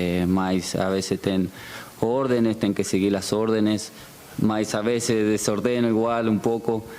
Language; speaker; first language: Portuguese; non-native, learner; Spanish